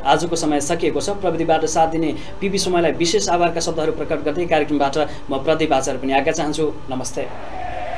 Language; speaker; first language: Nepali; native; Nepali